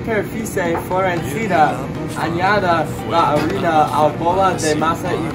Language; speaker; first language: Spanish; non-native, learner; English